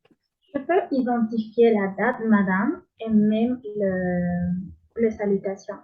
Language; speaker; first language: French; non-native, learner; Spanish